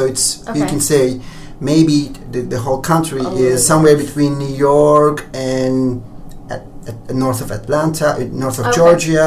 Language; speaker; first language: English; non-native, fluent; Turkish